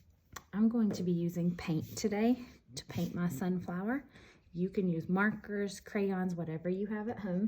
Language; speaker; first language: English; native; English